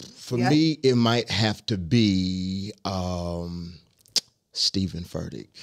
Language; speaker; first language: English; native; English